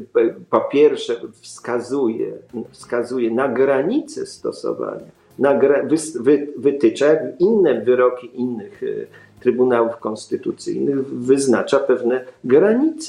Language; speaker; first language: Polish; native; Polish